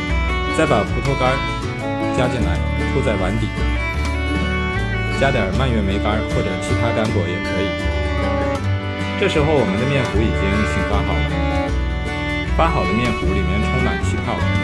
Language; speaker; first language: Chinese; native; Chinese